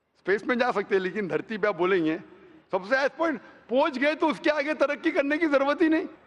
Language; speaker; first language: Hindi; non-native, local second language; Konkani